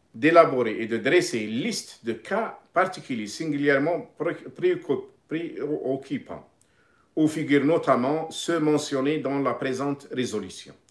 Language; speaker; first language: French; non-native, local second language; Arabic